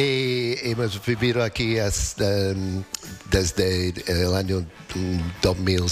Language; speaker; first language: Spanish; non-native, learner; English